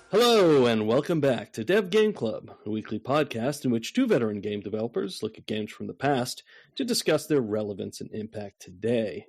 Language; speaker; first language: English; native; English